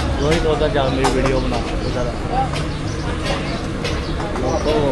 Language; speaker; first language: Thai; non-native, fluent; Urdu